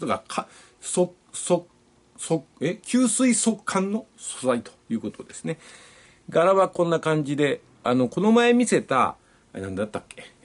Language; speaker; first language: Japanese; native; Japanese